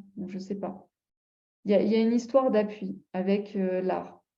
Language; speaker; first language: French; native; French